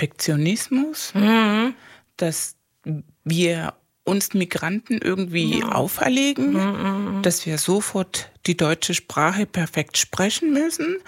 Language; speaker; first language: German; non-native, fluent; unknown